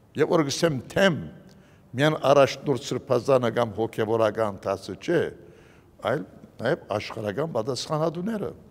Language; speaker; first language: Armenian; early bilingual, heritage; Armenian